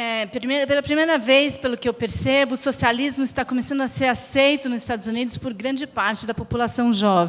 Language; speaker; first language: Portuguese; native; Portuguese